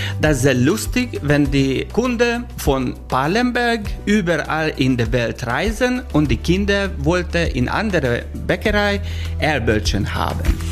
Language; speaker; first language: German; non-native, learner; Hungarian